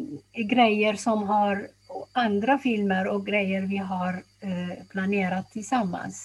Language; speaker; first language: Swedish; non-native, fluent; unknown